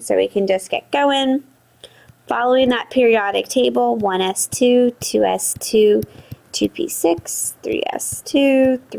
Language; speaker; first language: English; native; English